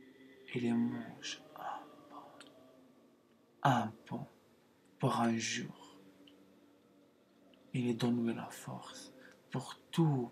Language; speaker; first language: French; non-native, learner; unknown